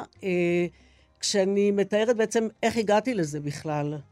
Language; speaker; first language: Hebrew; early bilingual, other home language; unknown